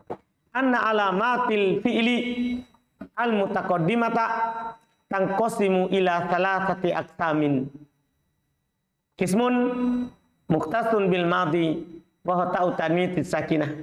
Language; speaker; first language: Arabic; non-native, fluent; Indonesian